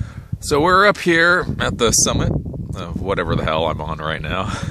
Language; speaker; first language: English; native; English